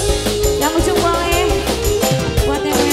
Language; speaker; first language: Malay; non-native, local second language; Javanese